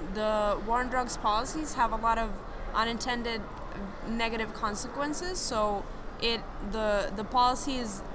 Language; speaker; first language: English; non-native, fluent; Serbian